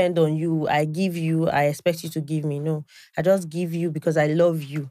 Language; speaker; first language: English; non-native, local second language; Igbo